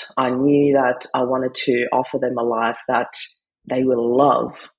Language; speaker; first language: English; non-native, fluent; German